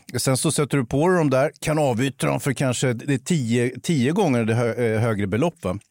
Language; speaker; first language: Swedish; native; Swedish